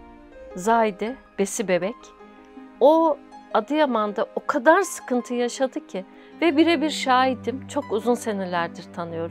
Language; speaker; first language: Turkish; native; Turkish